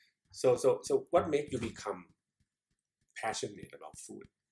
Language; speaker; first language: English; non-native, fluent; Thai